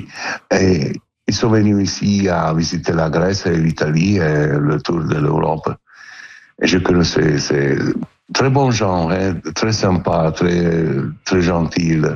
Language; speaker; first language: French; non-native, learner; Italian